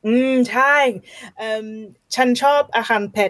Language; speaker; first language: Thai; non-native, learner; English